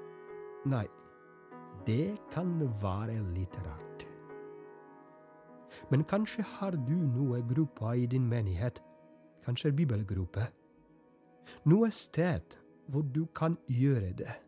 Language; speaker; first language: Norwegian; non-native, fluent; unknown